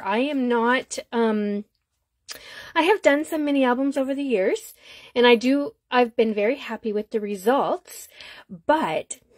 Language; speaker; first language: English; native; English